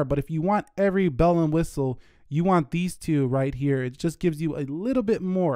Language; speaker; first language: English; native; English